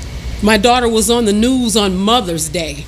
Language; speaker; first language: English; native; English